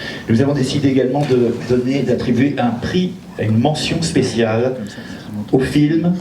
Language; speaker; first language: French; native; French